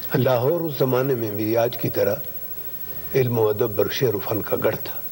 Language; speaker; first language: Urdu; non-native, local second language; Punjabi